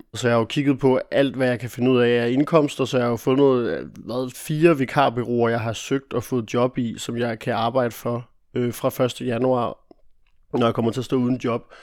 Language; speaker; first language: Danish; early bilingual, other home language; Italian